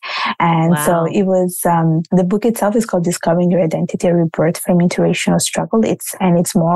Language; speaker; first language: English; non-native, fluent; Italian